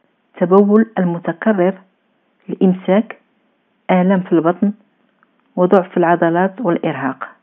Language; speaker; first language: Arabic; native; Arabic